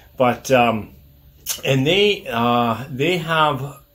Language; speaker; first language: English; native; English